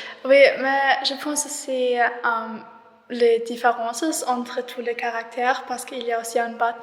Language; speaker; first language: French; non-native, learner; German